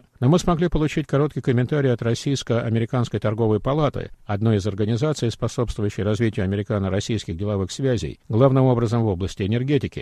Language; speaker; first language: Russian; native; Russian